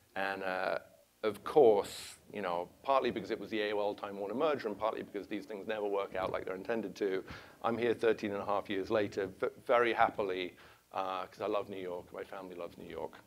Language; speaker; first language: English; native; English